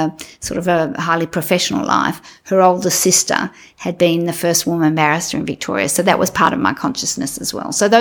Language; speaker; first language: English; native; English